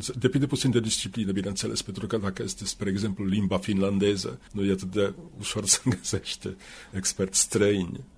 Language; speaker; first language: Romanian; non-native, fluent; Finnish